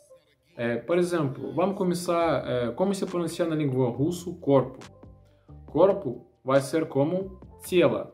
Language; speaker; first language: Portuguese; non-native, learner; Russian